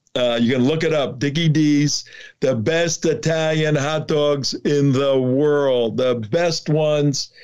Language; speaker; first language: English; native; English